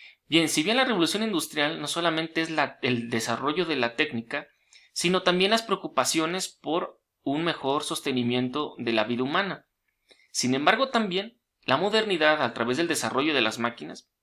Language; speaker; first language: Spanish; native; Spanish